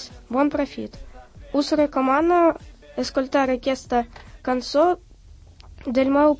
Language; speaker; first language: Catalan; non-native, learner; Russian